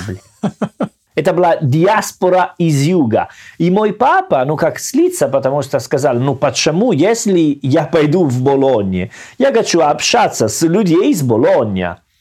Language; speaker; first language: Russian; non-native, learner; Italian